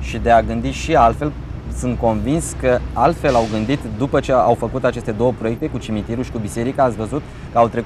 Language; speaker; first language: Romanian; native; Romanian